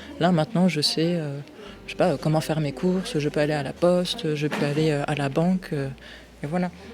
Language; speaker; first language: French; native; French